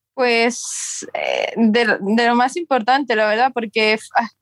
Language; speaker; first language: Spanish; native; Spanish